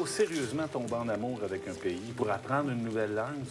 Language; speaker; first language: French; native; French